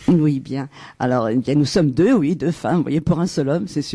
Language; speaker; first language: French; native; French